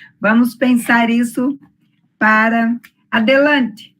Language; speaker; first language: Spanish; non-native, learner; Portuguese